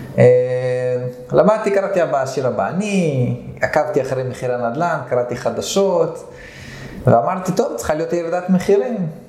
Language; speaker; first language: Hebrew; early bilingual, other home language; Russian